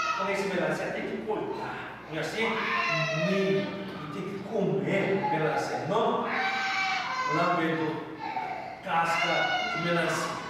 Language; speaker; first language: Portuguese; non-native, fluent; Korean